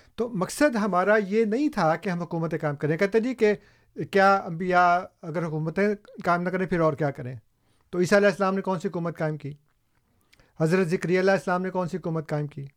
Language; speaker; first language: Urdu; native; Urdu